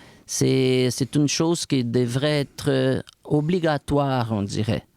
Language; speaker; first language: French; non-native, fluent; Portuguese